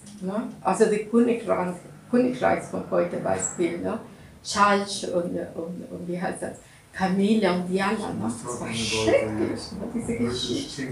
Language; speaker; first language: German; non-native, learner; Russian